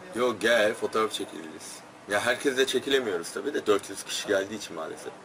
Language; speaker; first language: Turkish; non-native, fluent; Korean